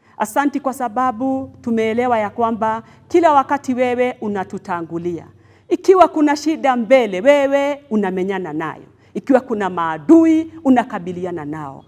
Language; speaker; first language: Swahili; non-native, local second language; Kikuyu